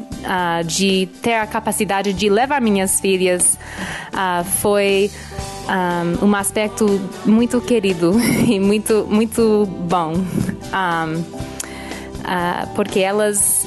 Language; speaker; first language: Portuguese; non-native, fluent; English